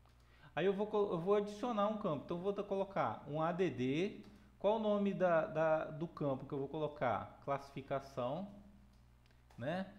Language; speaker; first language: Portuguese; native; Portuguese